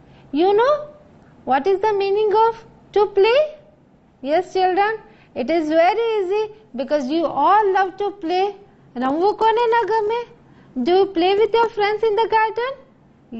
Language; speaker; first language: English; non-native, local second language; Gujarati